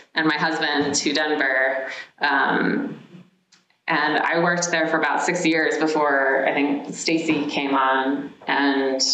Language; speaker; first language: English; native; English